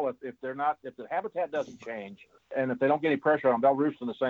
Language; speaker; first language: English; native; English